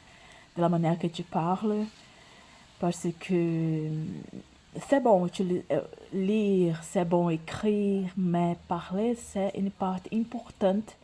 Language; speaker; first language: French; non-native, learner; Portuguese